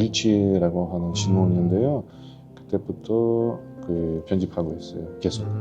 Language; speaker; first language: Korean; non-native, fluent; Russian